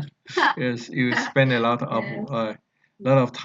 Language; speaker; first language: English; non-native, learner; Chinese